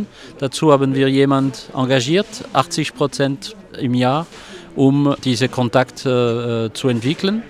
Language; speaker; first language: German; non-native, local second language; French